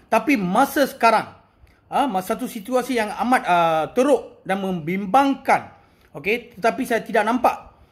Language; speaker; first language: Malay; non-native, local second language; Tamil